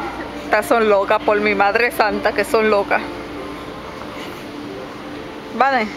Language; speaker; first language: Spanish; native; Spanish